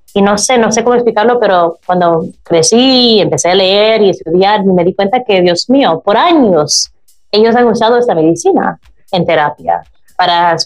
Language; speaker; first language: Spanish; early bilingual, heritage; Spanish